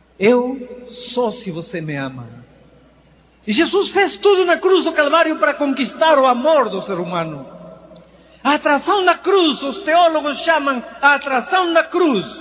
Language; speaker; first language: Portuguese; non-native, fluent; Spanish